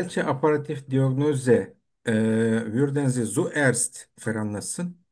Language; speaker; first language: German; non-native, learner; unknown